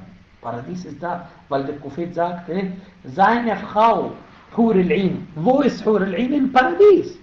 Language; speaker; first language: German; non-native, fluent; Arabic